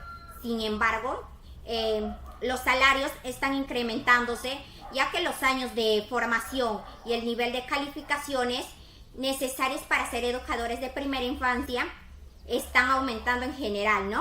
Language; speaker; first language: Spanish; native; Spanish